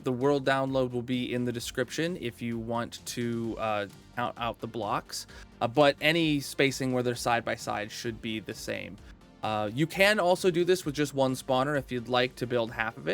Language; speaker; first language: English; native; English